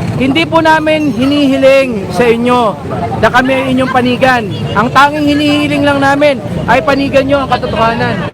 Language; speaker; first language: Filipino; native; Filipino